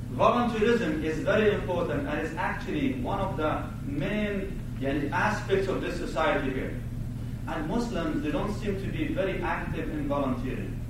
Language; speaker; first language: English; non-native, fluent; Arabic